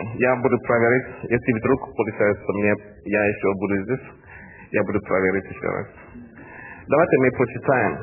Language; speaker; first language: Russian; non-native, learner; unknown